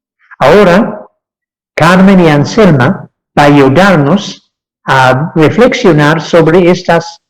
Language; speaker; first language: Spanish; non-native, fluent; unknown